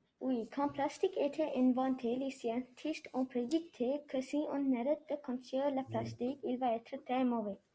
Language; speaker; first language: French; non-native, learner; English